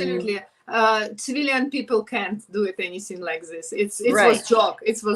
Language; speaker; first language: English; non-native, learner; Ukrainian